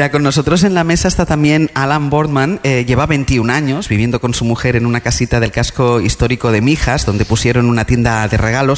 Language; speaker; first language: Spanish; native; Spanish